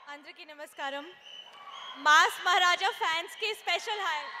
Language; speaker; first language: Telugu; non-native, learner; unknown